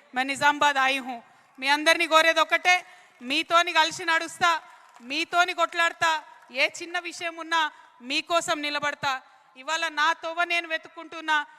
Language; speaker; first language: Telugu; native; Telugu